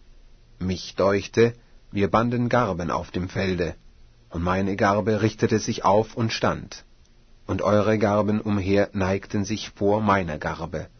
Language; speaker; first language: German; native; German